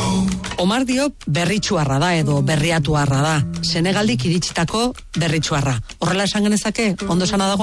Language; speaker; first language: Basque; native; Basque